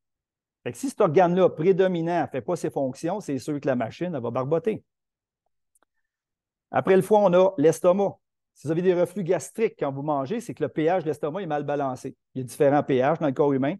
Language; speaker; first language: French; native; French